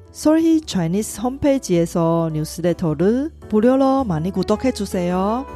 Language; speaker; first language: Korean; non-native, fluent; Chinese